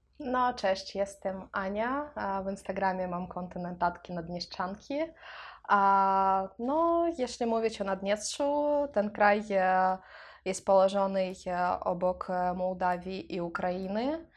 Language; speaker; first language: Polish; non-native, learner; Russian